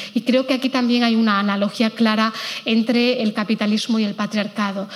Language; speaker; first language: Spanish; native; Spanish